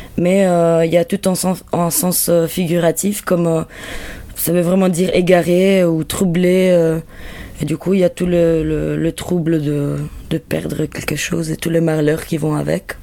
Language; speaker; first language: French; non-native, fluent; Italian